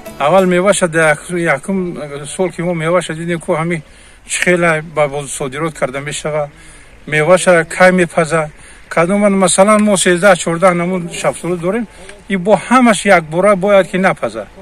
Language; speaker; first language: Tajik; native; Tajik